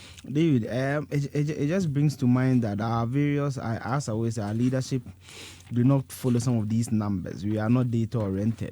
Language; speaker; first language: English; non-native, local second language; Akan